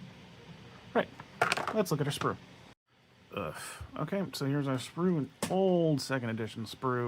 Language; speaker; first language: English; native; English